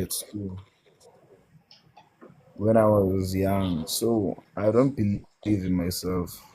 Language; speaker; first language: English; non-native, learner; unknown